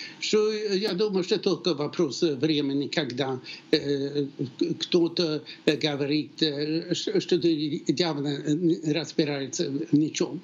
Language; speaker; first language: Russian; non-native, fluent; Swedish